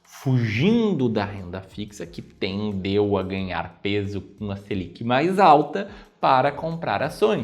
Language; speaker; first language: Portuguese; native; Portuguese